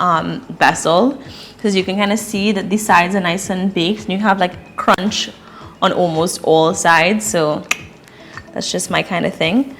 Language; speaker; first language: English; native; English